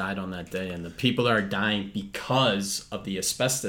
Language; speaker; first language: English; native; English